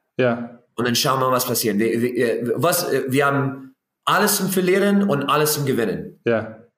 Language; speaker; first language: German; non-native, learner; English